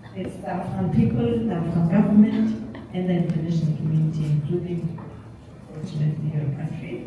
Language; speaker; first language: English; non-native, fluent; Persian